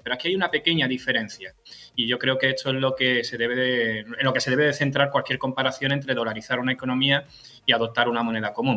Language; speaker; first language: Spanish; native; Spanish